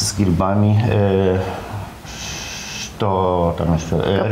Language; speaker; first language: Russian; non-native, learner; Polish